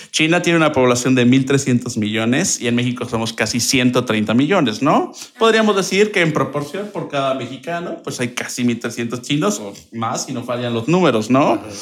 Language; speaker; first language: Spanish; native; Spanish